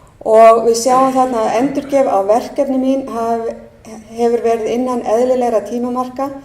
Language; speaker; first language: Icelandic; native; Icelandic